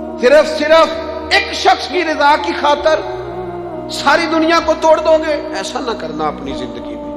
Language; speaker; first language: Urdu; non-native, local second language; Punjabi